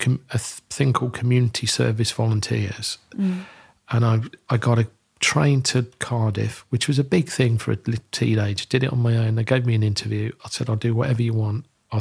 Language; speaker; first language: English; native; English